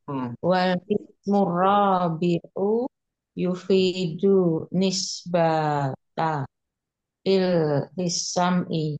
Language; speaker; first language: Arabic; non-native, learner; Indonesian